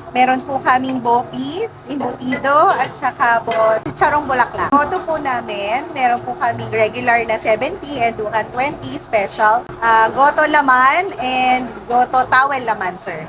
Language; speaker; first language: Filipino; native; Filipino